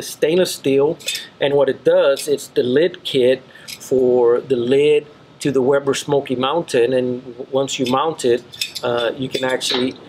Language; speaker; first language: English; native; English